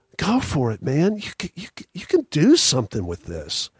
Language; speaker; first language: English; native; English